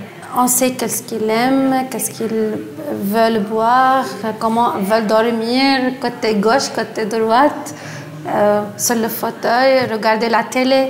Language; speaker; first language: French; non-native, learner; Arabic